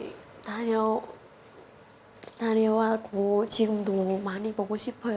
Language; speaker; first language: Korean; non-native, learner; Vietnamese